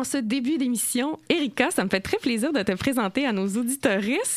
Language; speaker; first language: French; native; French